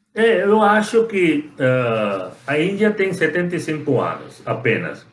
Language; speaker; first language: Portuguese; non-native, fluent; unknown